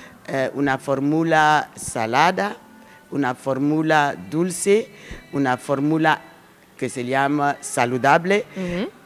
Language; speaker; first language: Spanish; non-native, learner; French